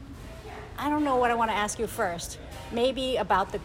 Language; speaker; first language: English; non-native, local second language; Cantonese